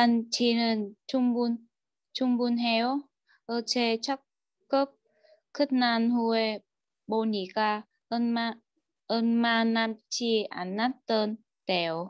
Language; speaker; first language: Korean; non-native, learner; Vietnamese